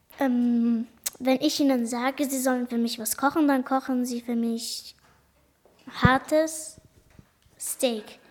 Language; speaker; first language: German; early bilingual, other home language; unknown